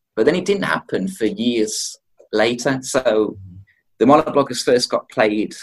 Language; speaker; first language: English; native; English